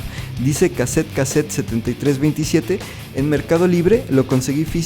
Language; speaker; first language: Spanish; native; Spanish